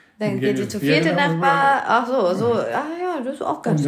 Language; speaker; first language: German; early bilingual, other home language; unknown